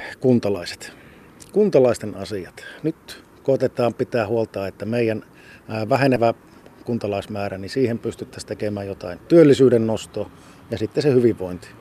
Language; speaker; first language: Finnish; native; Finnish